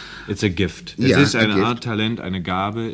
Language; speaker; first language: German; native; German